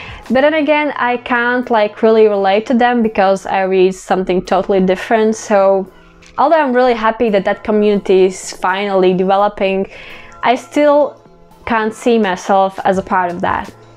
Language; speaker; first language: English; non-native, fluent; Latvian